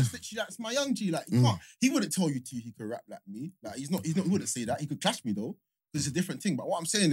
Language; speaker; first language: English; native; English